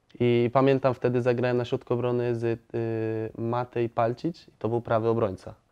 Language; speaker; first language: Polish; early bilingual, other home language; Spanish